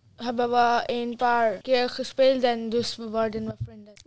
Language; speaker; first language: Dutch; early bilingual, other home language; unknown